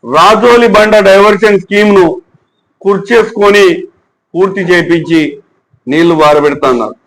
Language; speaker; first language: Telugu; native; Telugu